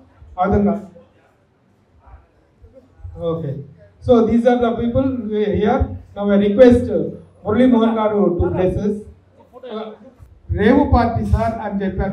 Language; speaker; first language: Telugu; native; Telugu